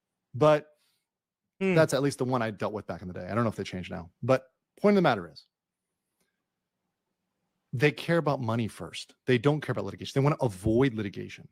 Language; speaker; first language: English; native; English